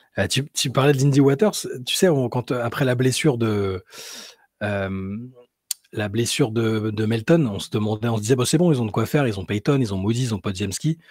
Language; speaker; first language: French; native; French